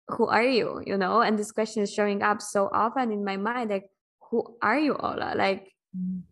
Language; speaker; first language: English; non-native, fluent; Polish